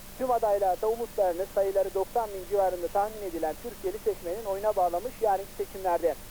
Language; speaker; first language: Turkish; native; Turkish